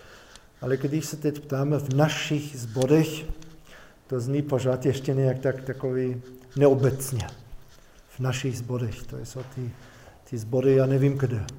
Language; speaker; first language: Czech; non-native, fluent; German